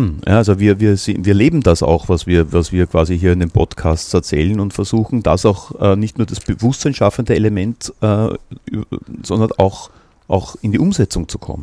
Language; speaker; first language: German; native; German